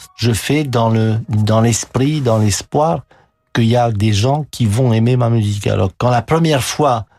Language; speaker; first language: French; non-native, fluent; Romanian